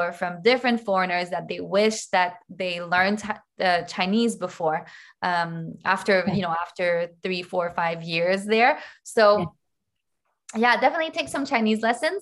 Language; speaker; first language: English; non-native, fluent; French